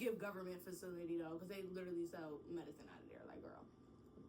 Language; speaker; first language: English; native; English